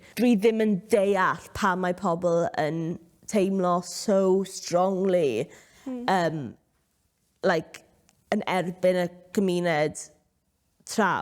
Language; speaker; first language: Welsh; non-native, local second language; English